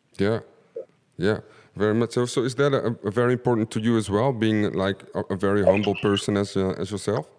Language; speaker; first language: English; non-native, fluent; Dutch